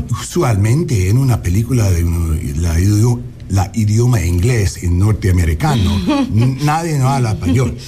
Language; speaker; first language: Spanish; non-native, learner; English